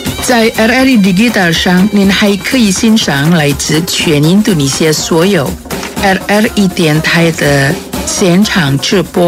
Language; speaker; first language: Chinese; early bilingual, heritage; Chinese